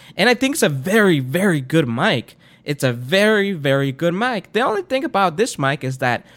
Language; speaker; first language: English; non-native, fluent; Spanish